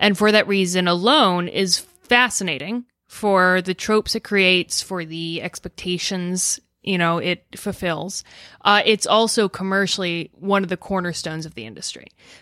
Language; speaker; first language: English; native; English